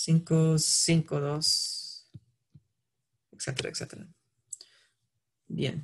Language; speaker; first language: Spanish; non-native, fluent; English